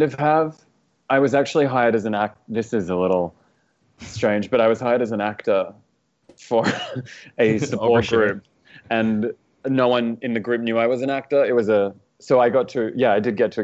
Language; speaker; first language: English; native; English